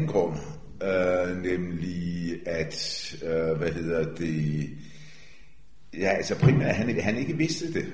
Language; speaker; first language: Danish; early bilingual, other home language; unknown